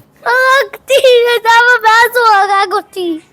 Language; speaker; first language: Hebrew; early bilingual, heritage; Hebrew